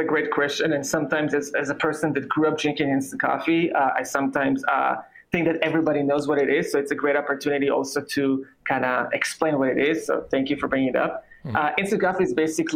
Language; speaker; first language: English; non-native, fluent; Hebrew